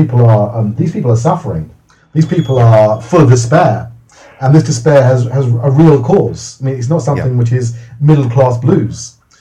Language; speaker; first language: English; native; English